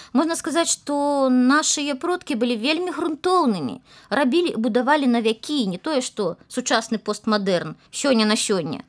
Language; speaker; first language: Belarusian; native; Belarusian